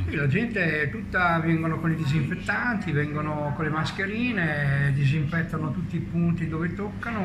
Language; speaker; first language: Italian; native; Italian